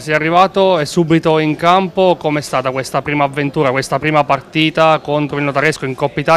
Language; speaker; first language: Italian; native; Italian